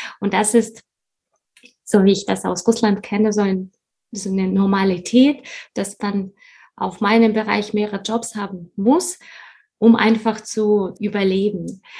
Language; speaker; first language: German; non-native, fluent; Russian